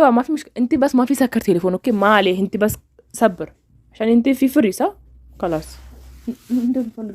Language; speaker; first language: Arabic; non-native, learner; Amharic